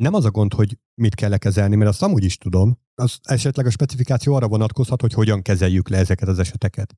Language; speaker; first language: Hungarian; native; Hungarian